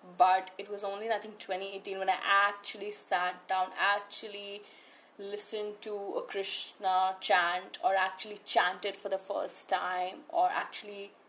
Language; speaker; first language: English; non-native, local second language; Hindi